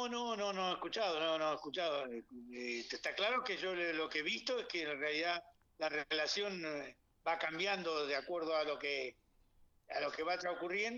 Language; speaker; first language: Spanish; native; Spanish